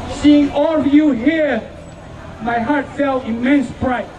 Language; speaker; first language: English; non-native, local second language; Chinese